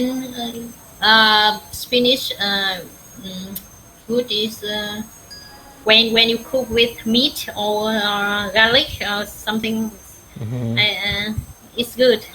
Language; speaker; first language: English; non-native, learner; Vietnamese